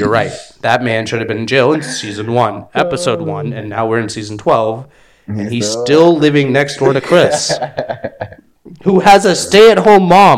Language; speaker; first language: English; native; English